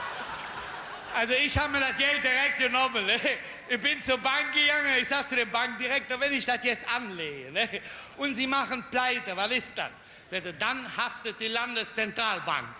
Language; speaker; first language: German; native; German